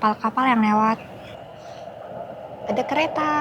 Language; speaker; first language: Indonesian; native; Indonesian